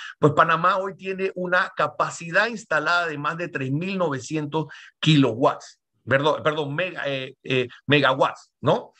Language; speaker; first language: Spanish; native; Spanish